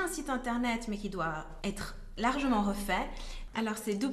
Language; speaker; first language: French; native; French